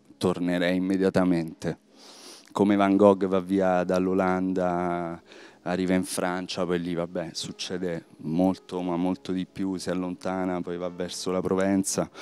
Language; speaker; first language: Italian; native; Italian